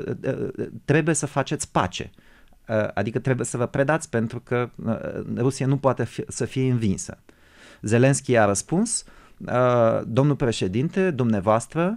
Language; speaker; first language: Romanian; non-native, fluent; Bulgarian